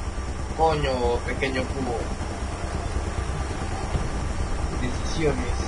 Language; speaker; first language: Spanish; native; Spanish